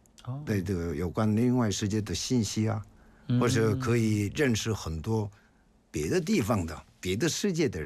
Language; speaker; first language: Chinese; non-native, fluent; Korean